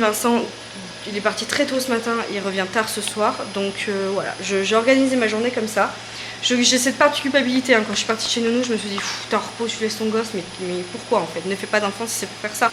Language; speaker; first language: French; native; French